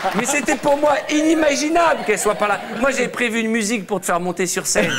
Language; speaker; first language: French; native; French